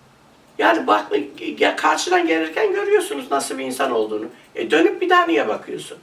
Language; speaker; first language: Turkish; non-native, learner; English